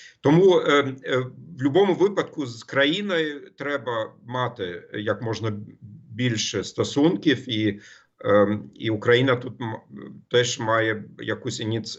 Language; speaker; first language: Ukrainian; non-native, fluent; German